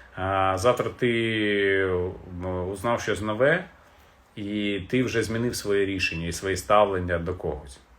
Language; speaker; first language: Ukrainian; non-native, local second language; Russian